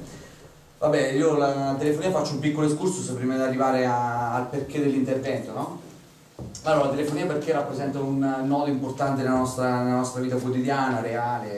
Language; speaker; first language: Italian; native; Italian